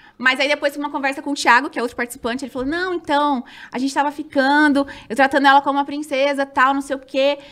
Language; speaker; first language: Portuguese; native; Portuguese